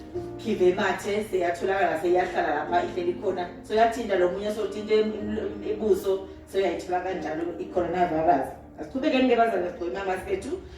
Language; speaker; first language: Zulu; non-native, local second language; Swati